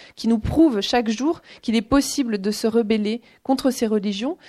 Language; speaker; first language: French; native; French